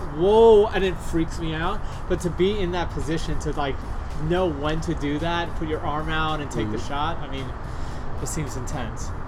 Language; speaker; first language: English; native; English